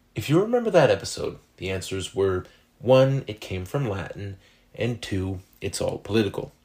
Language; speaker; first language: English; non-native, fluent; French